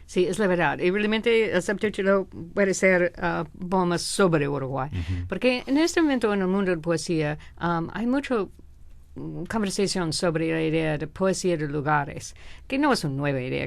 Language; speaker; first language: Spanish; non-native, fluent; English